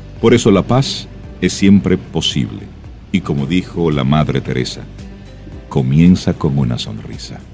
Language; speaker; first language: Spanish; native; Spanish